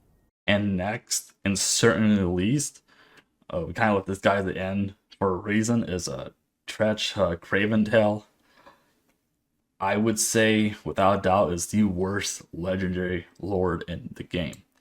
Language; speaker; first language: English; native; English